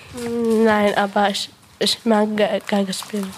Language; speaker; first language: German; non-native, learner; Arabic